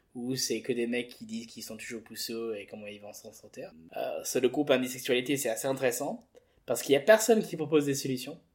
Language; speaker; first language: French; early bilingual, other home language; English